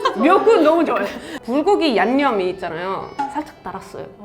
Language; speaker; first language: Korean; non-native, fluent; Italian